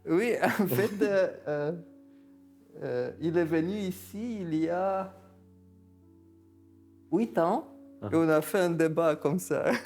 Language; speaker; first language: French; non-native, fluent; Romanian